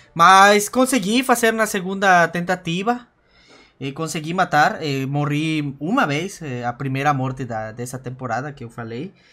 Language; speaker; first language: Portuguese; non-native, fluent; Spanish